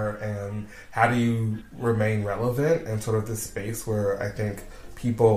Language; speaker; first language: English; native; English